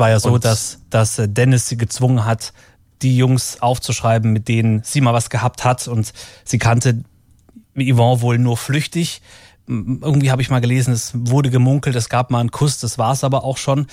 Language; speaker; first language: German; native; German